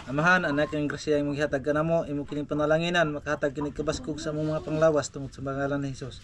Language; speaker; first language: Filipino; non-native, local second language; Cebuano